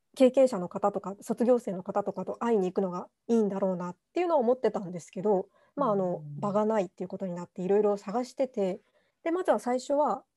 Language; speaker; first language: Japanese; native; Japanese